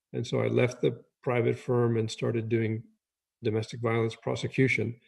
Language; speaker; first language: English; native; English